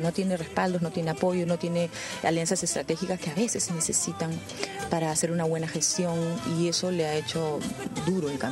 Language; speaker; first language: Spanish; native; Spanish